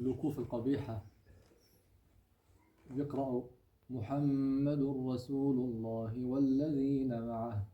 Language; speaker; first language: Arabic; native; Arabic